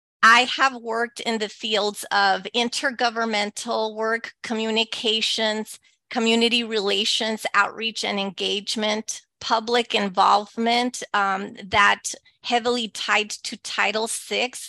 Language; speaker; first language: English; early bilingual, other home language; Spanish